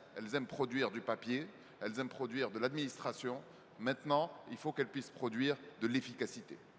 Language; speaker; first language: French; non-native, local second language; Arabic